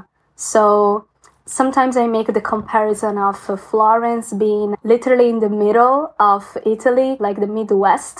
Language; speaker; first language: English; non-native, fluent; Italian